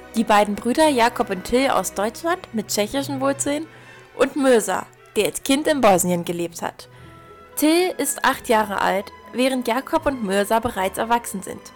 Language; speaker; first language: German; native; German